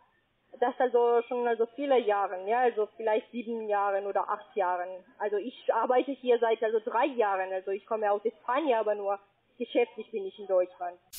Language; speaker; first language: German; non-native, learner; Spanish